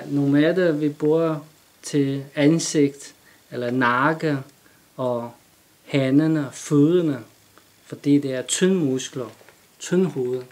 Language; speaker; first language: Danish; non-native, learner; Chinese